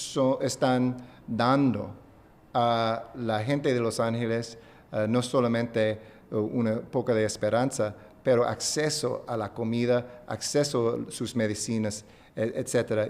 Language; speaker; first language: Spanish; non-native, fluent; English